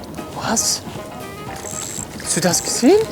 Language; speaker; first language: German; non-native, learner; Dutch